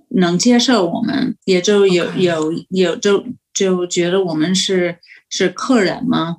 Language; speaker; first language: Chinese; non-native, fluent; English